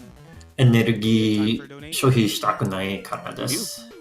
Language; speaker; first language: Japanese; non-native, learner; English